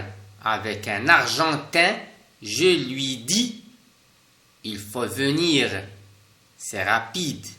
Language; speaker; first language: French; non-native, fluent; Spanish